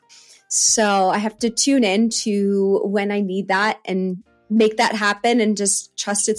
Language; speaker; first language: English; native; English